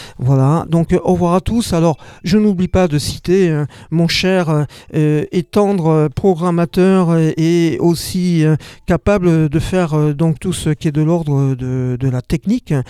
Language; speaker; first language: French; native; French